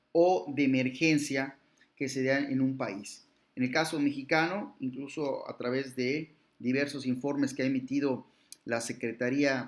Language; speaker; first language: Spanish; native; Spanish